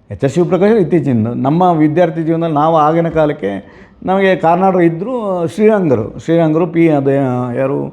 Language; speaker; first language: Kannada; native; Kannada